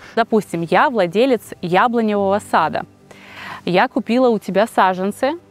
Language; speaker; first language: Russian; native; Russian